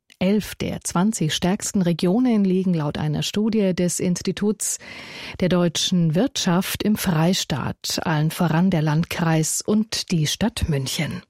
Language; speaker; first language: German; native; German